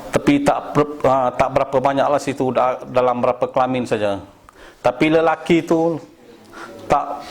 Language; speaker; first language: Malay; non-native, local second language; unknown